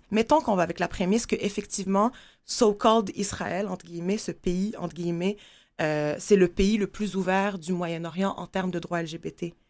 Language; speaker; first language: French; non-native, local second language; Arabic